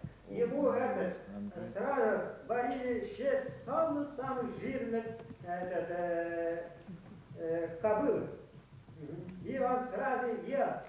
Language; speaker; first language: Russian; non-native, local second language; Yakut